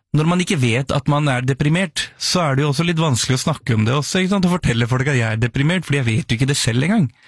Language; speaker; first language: Norwegian; early bilingual, other home language; Urdu